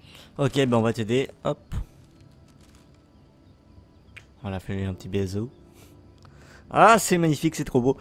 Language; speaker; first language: French; native; French